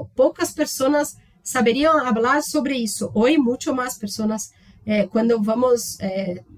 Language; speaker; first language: Spanish; non-native, learner; Portuguese